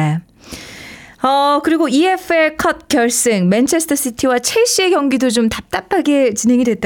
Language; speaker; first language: Korean; native; Korean